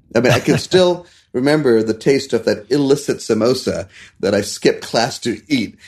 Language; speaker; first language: English; non-native, local second language; Hindi